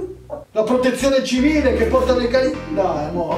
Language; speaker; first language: Italian; native; Italian